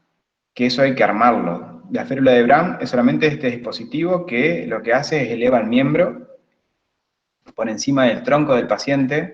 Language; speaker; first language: Spanish; native; Spanish